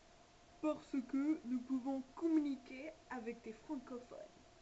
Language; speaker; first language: French; non-native, learner; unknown